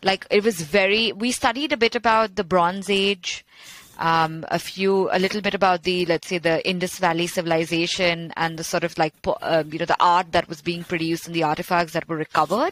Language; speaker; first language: English; non-native, local second language; Bangla